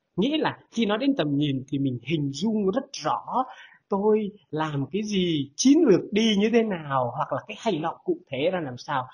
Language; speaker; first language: Vietnamese; non-native, local second language; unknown